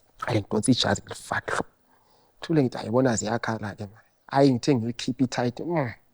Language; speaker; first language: Zulu; native; Zulu